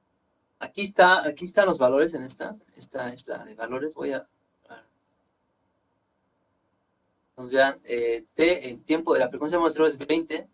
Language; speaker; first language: Spanish; native; Spanish